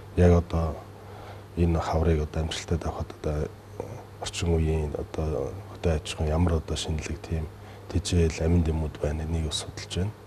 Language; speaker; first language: Mongolian; native; Mongolian